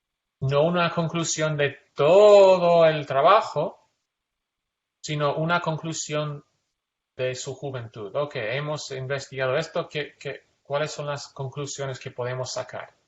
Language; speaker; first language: Spanish; non-native, fluent; English